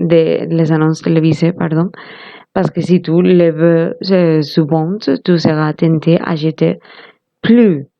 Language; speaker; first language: French; non-native, learner; Spanish